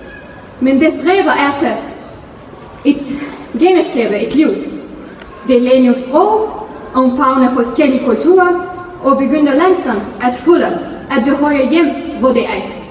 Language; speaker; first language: Danish; non-native, fluent; Arabic